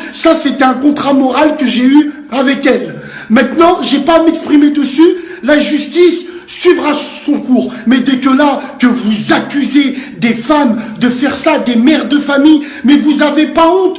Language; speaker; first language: French; native; French